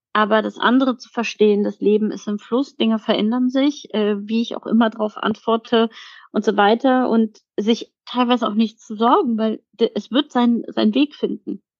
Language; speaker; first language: German; early bilingual, other home language; Polish